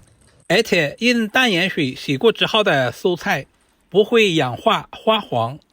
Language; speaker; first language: Chinese; native; Chinese